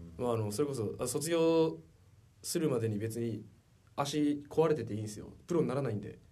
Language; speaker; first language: Japanese; native; Japanese